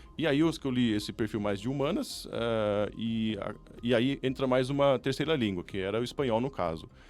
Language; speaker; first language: Portuguese; non-native, fluent; German